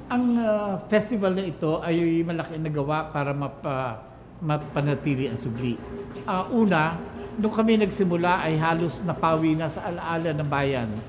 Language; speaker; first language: Filipino; native; Filipino